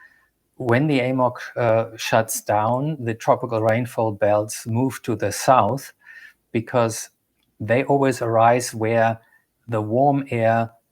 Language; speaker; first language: English; non-native, fluent; German